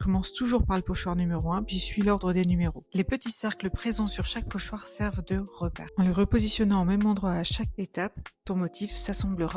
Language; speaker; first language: French; native; French